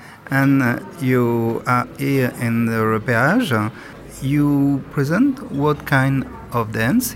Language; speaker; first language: English; non-native, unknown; French